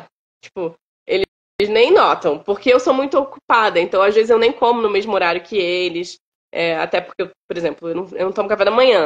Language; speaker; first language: Portuguese; native; Portuguese